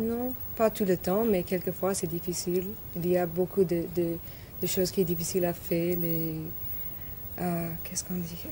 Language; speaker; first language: French; non-native, learner; English